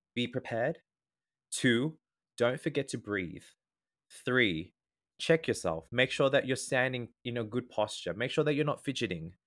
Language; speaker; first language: English; native; English